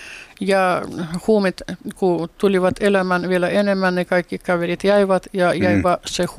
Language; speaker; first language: Finnish; non-native, fluent; Russian